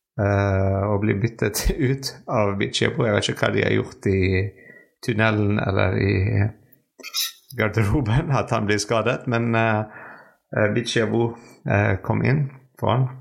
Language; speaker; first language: Norwegian; non-native, fluent; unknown